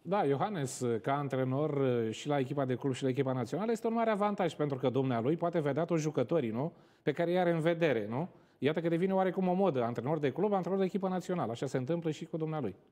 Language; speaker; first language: Romanian; native; Romanian